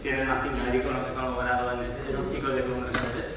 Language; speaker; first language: Spanish; non-native, local second language; Catalan